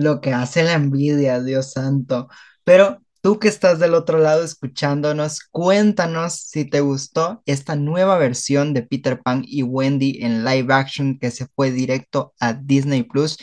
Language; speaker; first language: Spanish; native; Spanish